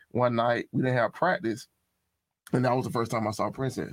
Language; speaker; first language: English; native; English